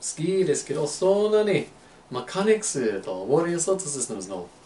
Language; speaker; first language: Japanese; non-native, learner; English